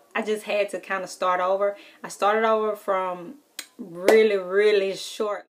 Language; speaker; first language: English; native; English